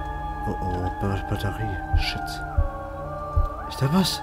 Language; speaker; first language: German; native; German